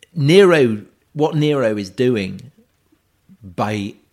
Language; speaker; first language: English; native; English